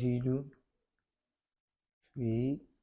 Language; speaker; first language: Arabic; non-native, fluent; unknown